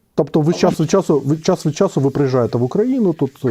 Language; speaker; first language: Ukrainian; non-native, local second language; Russian